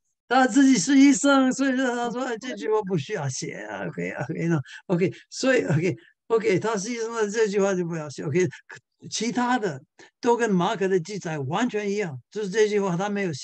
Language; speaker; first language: Chinese; non-native, fluent; English